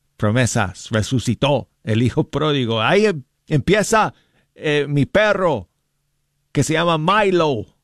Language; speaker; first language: Spanish; non-native, fluent; English